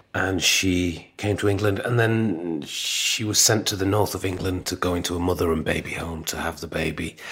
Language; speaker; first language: English; native; English